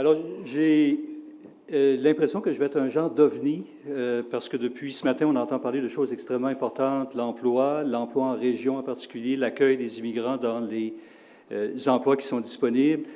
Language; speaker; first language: French; native; French